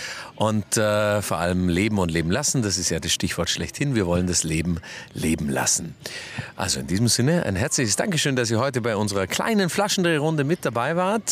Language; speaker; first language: German; native; German